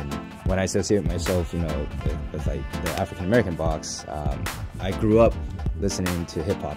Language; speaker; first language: English; early bilingual, other home language; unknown